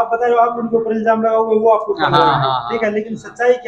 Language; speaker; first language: Hindi; native; Hindi